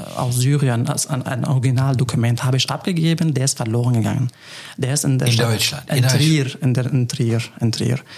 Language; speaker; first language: German; non-native, fluent; Arabic